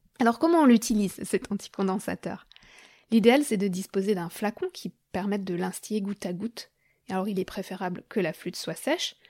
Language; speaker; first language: French; native; French